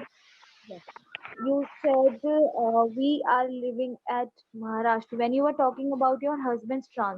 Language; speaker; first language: English; non-native, local second language; Hindi